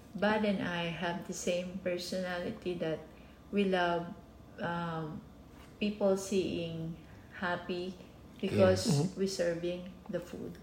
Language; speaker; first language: English; non-native, local second language; Filipino